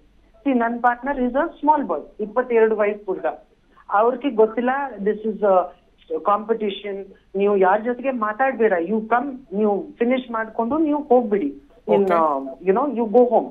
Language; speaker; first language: Kannada; non-native, learner; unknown